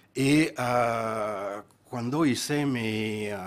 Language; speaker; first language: Spanish; non-native, fluent; French